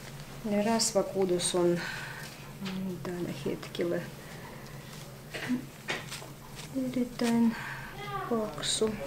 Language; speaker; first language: Finnish; non-native, fluent; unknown